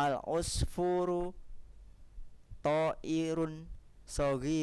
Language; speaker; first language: Arabic; non-native, learner; Indonesian